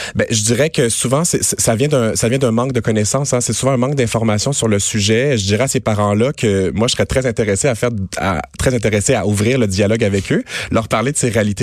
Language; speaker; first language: French; native; French